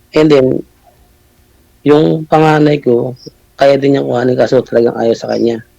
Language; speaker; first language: Filipino; native; Filipino